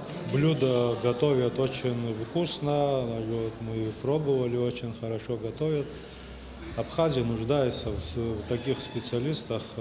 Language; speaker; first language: Russian; non-native, local second language; Abkhazian